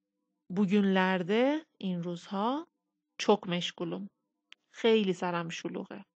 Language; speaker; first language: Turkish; non-native, fluent; Persian